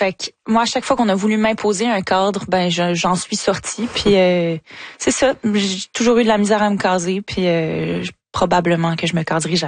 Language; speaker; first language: French; native; French